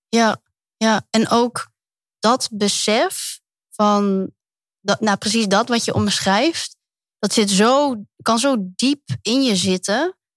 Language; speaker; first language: Dutch; early bilingual, other home language; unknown